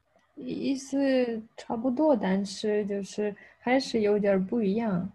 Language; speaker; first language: Chinese; non-native, fluent; Russian